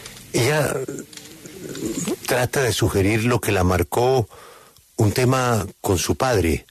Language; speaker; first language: Spanish; native; Spanish